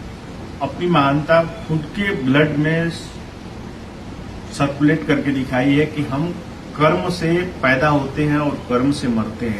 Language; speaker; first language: Hindi; native; Hindi